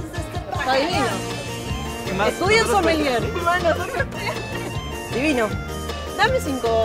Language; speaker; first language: Spanish; native; Spanish